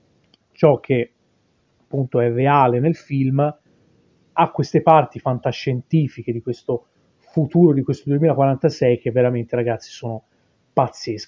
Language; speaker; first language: Italian; native; Italian